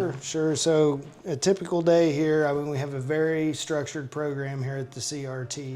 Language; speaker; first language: English; native; English